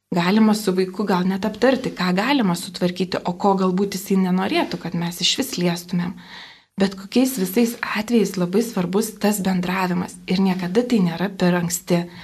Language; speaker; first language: Lithuanian; native; Lithuanian